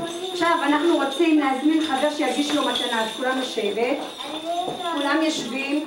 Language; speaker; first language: Hebrew; native; Hebrew